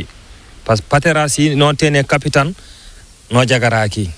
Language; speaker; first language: Spanish; non-native, local second language; Fula